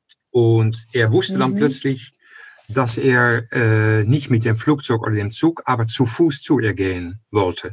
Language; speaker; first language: German; non-native, fluent; Dutch